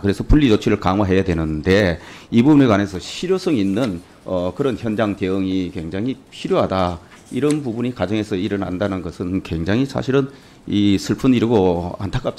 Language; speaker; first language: Korean; native; Korean